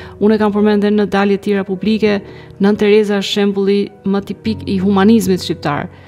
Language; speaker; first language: Albanian; native; Albanian